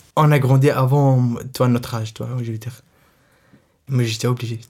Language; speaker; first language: French; non-native, fluent; Arabic